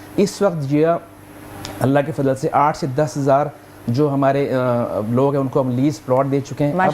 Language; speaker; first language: Urdu; native; Urdu